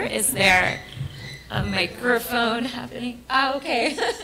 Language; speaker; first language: English; native; English